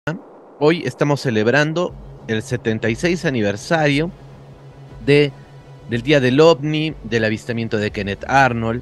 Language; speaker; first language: Spanish; native; Spanish